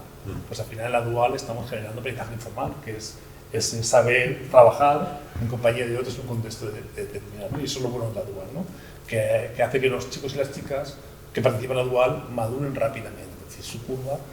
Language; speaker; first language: Spanish; native; Spanish